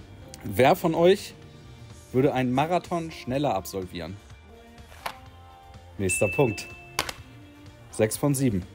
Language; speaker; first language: German; native; German